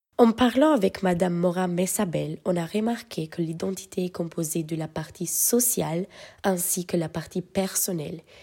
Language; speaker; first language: French; non-native, fluent; Romanian